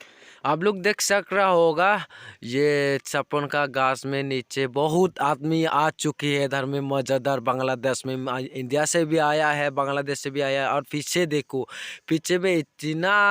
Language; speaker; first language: Hindi; non-native, local second language; Chakma